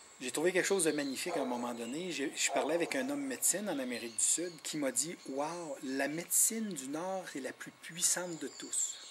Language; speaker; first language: French; non-native, local second language; Innu-aimun